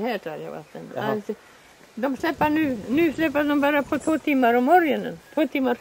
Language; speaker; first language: Swedish; early bilingual, heritage; Swedish